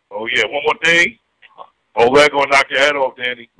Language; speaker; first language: English; native; English